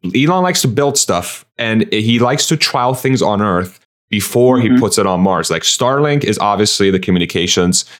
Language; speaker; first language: English; early bilingual, other home language; Persian